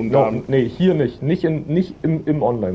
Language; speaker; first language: German; native; German